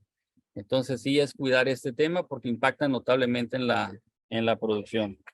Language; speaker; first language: Spanish; native; Spanish